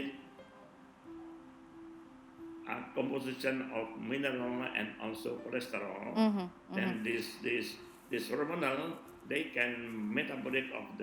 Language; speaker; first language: English; non-native, learner; Indonesian